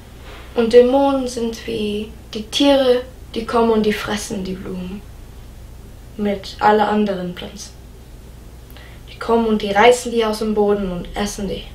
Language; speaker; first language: German; non-native, fluent; English